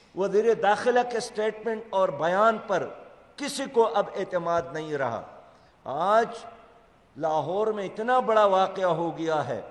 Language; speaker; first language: Urdu; non-native, local second language; Pashto